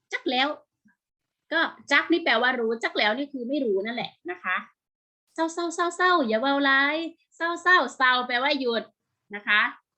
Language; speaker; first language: Thai; native; Thai